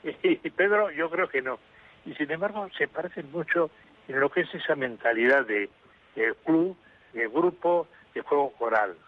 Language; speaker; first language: Spanish; native; Spanish